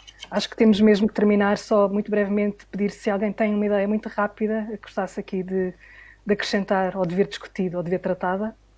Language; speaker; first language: Portuguese; native; Portuguese